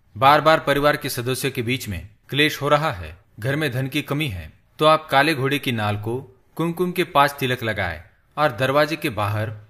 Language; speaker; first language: Hindi; native; Hindi